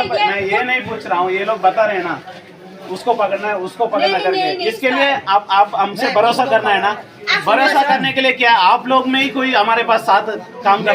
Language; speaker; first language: Hindi; non-native, local second language; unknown